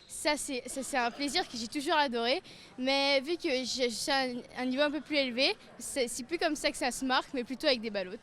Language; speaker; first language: French; native; French